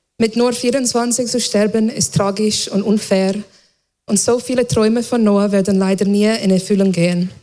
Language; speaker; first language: German; non-native, fluent; English